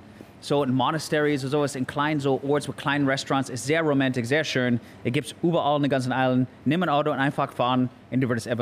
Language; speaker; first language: German; non-native, learner; English